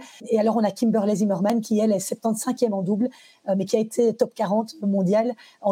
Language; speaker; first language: French; native; French